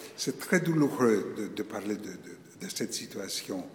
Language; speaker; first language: French; non-native, fluent; Greek